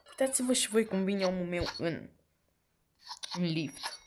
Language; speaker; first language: Romanian; native; Romanian